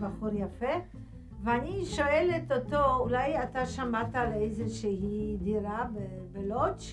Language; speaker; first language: Hebrew; non-native, fluent; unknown